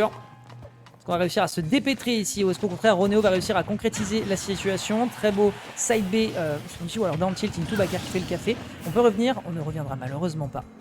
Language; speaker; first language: French; native; French